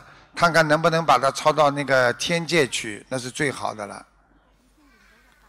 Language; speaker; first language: Chinese; native; Chinese